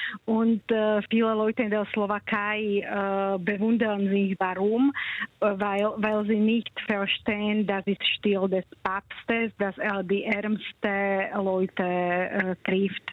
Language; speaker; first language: German; non-native, fluent; Slovak